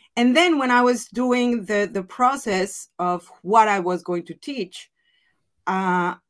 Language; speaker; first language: English; non-native, fluent; Spanish